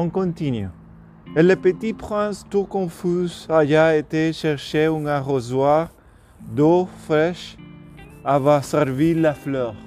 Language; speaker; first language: French; non-native, learner; Spanish